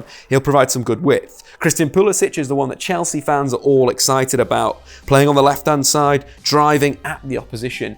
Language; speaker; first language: English; native; English